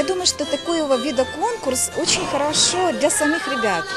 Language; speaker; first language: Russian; non-native, local second language; Ukrainian